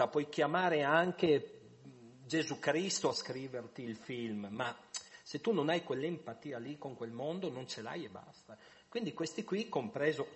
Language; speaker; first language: Italian; native; Italian